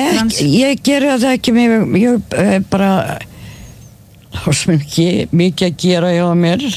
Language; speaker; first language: Icelandic; non-native, fluent; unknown